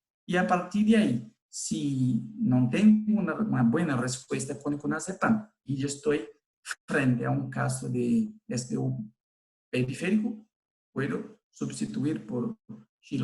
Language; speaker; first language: Spanish; non-native, fluent; Portuguese